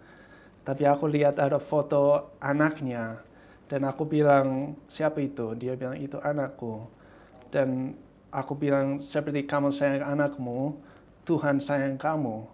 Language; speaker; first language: Indonesian; non-native, fluent; English